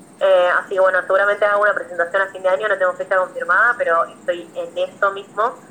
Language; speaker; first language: Spanish; early bilingual, other home language; English